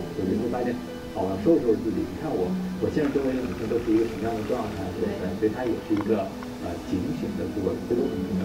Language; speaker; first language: Chinese; native; Chinese